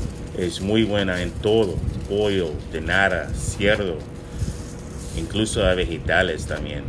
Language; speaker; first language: Spanish; early bilingual, heritage; English